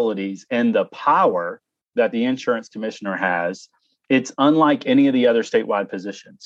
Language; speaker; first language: English; native; English